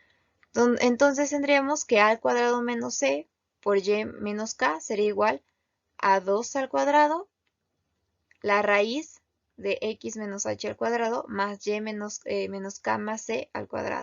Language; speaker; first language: Spanish; native; Spanish